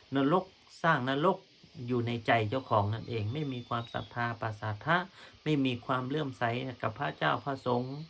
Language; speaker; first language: Thai; native; Thai